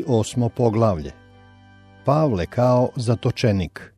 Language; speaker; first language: Serbian; native; Serbian